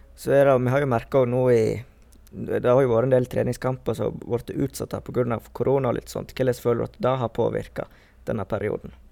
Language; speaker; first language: Norwegian; native; Norwegian